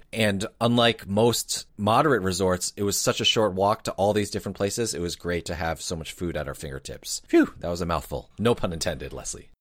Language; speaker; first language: English; native; English